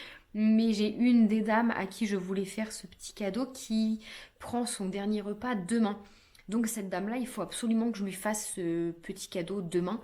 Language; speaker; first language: French; native; French